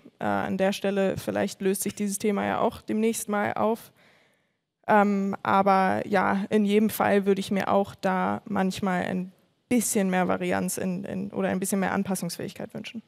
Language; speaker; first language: German; native; German